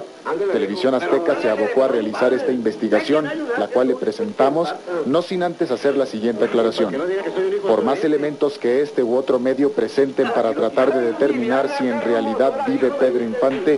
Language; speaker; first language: Spanish; native; Spanish